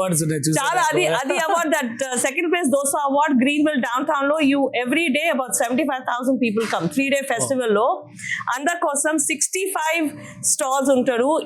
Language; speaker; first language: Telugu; non-native, local second language; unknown